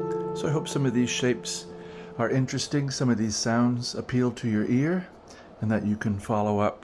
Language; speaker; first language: English; native; English